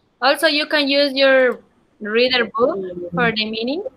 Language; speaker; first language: English; non-native, learner; Spanish